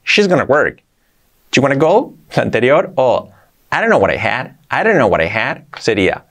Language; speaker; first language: English; non-native, fluent; Spanish